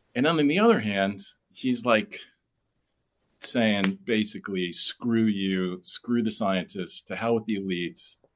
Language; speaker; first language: English; native; English